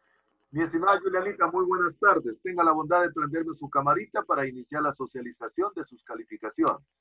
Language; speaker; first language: Spanish; native; Spanish